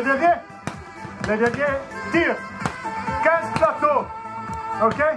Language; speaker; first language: French; non-native, learner; Italian